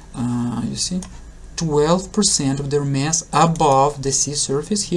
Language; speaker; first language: English; non-native, fluent; Russian